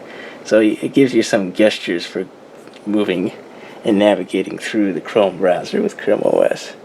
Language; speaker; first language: English; native; English